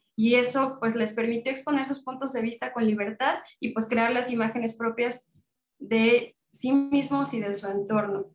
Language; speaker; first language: Spanish; native; Spanish